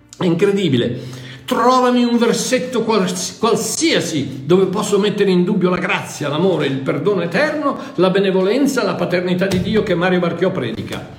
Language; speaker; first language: Italian; non-native, fluent; English